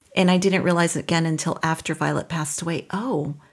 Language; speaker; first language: English; non-native, fluent; Spanish